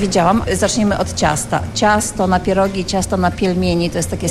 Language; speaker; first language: Polish; native; Polish